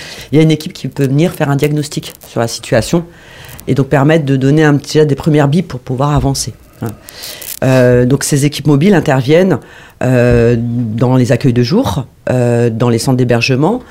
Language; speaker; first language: French; native; French